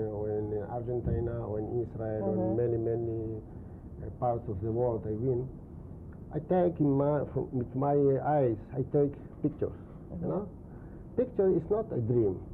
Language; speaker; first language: English; non-native, learner; Spanish